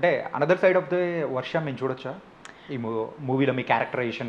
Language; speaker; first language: Telugu; native; Telugu